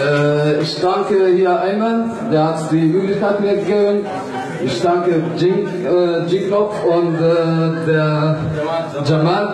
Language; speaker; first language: German; non-native, learner; Arabic